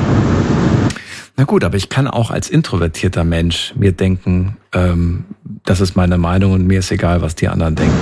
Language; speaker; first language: German; native; German